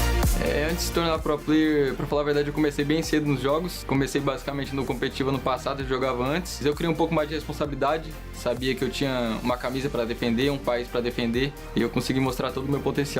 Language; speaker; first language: Portuguese; native; Portuguese